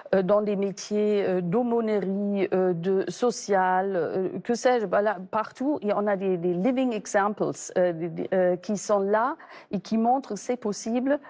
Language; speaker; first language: French; non-native, fluent; German